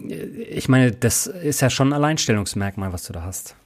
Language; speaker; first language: German; native; German